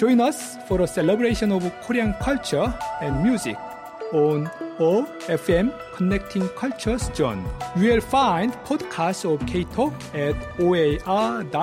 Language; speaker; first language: English; non-native, fluent; Korean